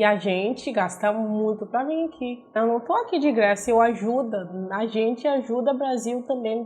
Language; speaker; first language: Portuguese; non-native, learner; Haitian Creole